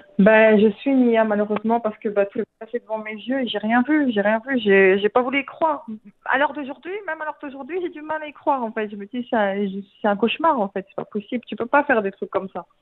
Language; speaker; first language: French; early bilingual, other home language; Arabic